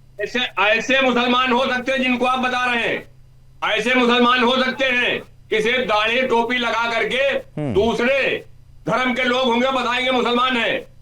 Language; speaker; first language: Hindi; native; Hindi